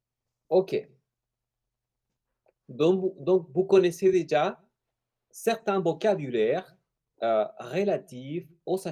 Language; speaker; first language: French; non-native, fluent; Spanish